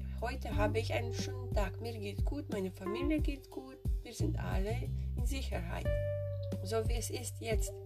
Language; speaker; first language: German; non-native, fluent; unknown